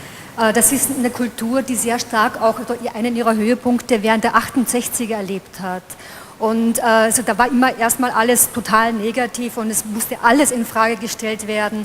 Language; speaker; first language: German; native; German